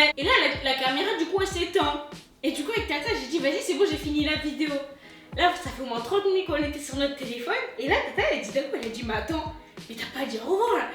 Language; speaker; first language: French; native; French